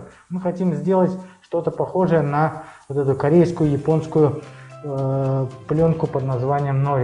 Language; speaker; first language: Russian; native; Russian